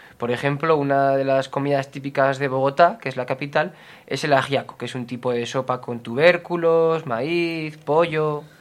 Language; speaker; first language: Spanish; native; Spanish